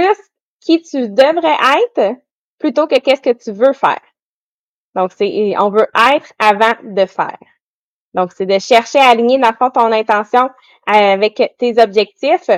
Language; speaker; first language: French; native; French